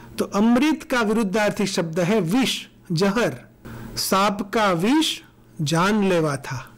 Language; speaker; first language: Hindi; non-native, local second language; Gujarati